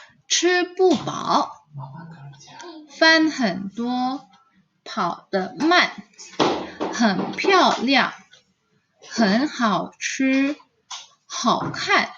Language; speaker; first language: Chinese; non-native, fluent; Indonesian